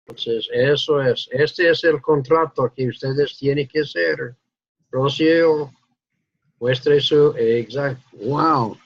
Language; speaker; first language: Spanish; non-native, fluent; English